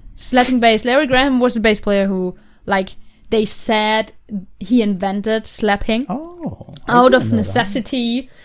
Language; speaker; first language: English; non-native, fluent; German